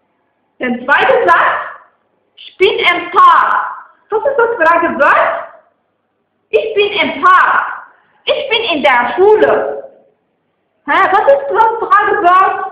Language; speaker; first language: German; non-native, fluent; Arabic